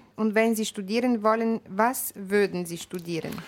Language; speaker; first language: German; native; German